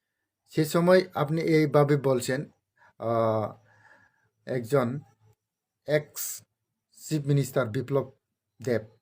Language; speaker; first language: Bangla; non-native, local second language; Kok Borok